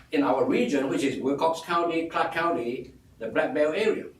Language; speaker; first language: English; non-native, local second language; Min Nan Chinese